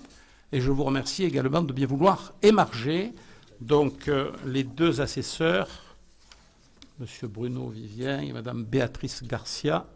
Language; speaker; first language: French; native; French